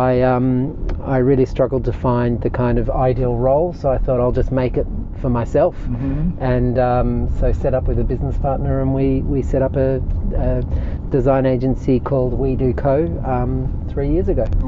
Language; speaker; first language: English; native; English